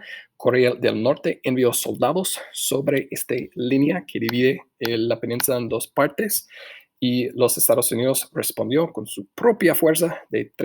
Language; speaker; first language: Spanish; non-native, fluent; English